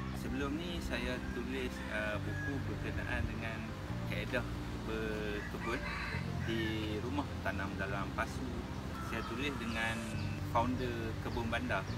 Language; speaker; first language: Malay; native; Malay